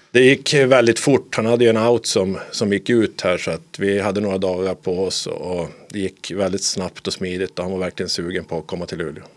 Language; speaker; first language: Swedish; native; Swedish